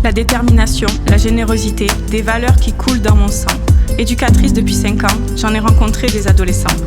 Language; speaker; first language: French; native; French